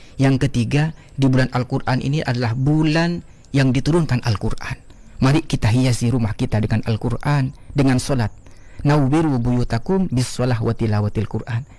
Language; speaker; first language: Indonesian; non-native, local second language; Madurese